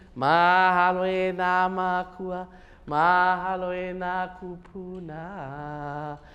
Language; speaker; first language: English; native; English